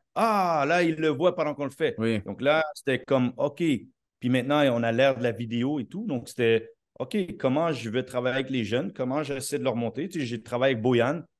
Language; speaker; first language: French; native; French